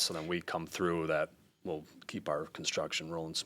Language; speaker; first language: English; native; English